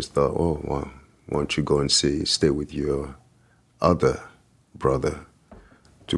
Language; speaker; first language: English; non-native, fluent; French